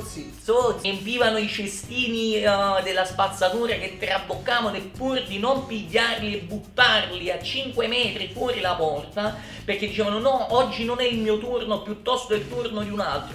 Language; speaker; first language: Italian; native; Italian